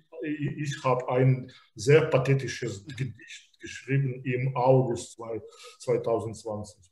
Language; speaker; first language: German; non-native, fluent; Belarusian